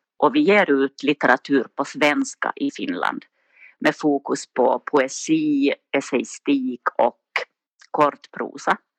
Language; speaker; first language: Swedish; native; Swedish